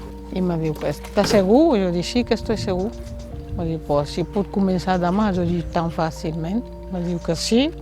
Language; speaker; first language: Catalan; non-native, local second language; Fula